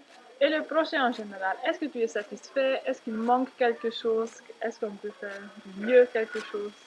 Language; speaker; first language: French; non-native, fluent; German